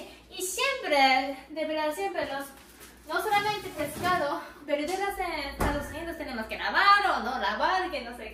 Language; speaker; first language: Spanish; non-native, learner; Japanese